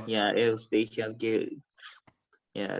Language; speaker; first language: German; non-native, learner; Azerbaijani